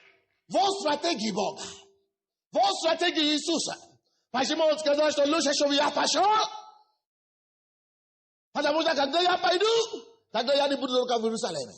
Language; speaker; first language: Russian; non-native, fluent; Yoruba